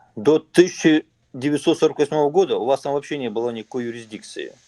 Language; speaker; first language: Russian; native; Russian